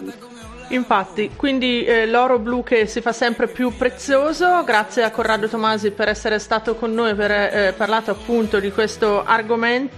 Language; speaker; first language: Italian; native; Italian